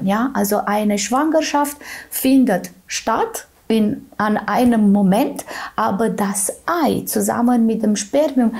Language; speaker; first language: German; non-native, fluent; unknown